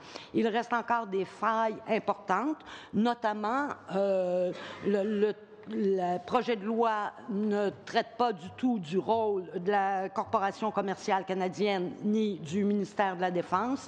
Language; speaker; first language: French; native; French